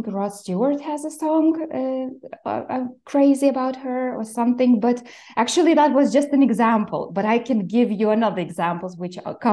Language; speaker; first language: English; non-native, fluent; Lithuanian